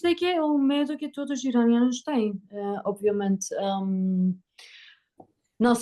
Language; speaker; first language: Portuguese; non-native, learner; Persian